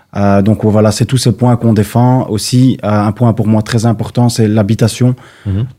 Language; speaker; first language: French; native; French